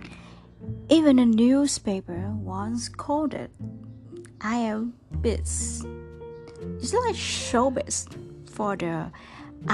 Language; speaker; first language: English; non-native, fluent; Vietnamese